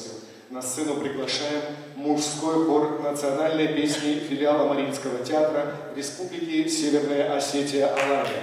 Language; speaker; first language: Russian; native; Russian